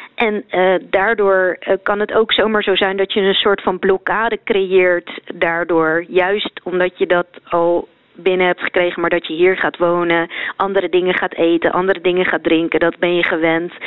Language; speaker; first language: Dutch; native; Dutch